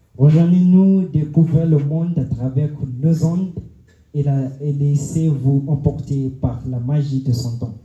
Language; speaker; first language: French; non-native, fluent; Swahili